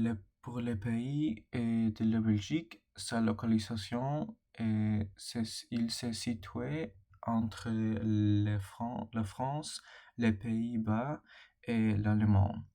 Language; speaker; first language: French; non-native, learner; English